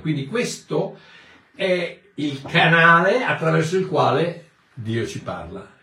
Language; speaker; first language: Italian; native; Italian